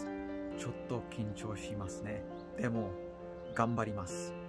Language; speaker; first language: Japanese; non-native, learner; English